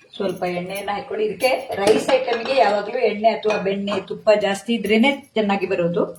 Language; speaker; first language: Kannada; native; Kannada